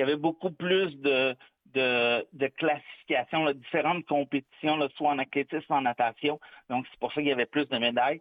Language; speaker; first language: French; native; French